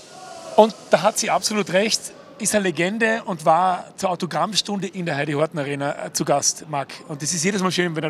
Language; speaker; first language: German; native; German